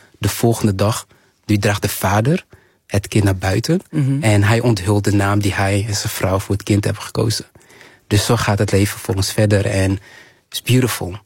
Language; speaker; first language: Dutch; early bilingual, other home language; Kinyarwanda